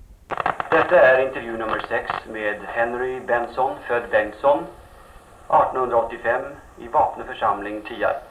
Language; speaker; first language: Swedish; native; Swedish